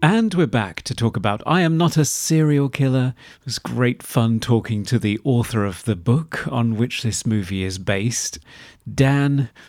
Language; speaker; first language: English; native; English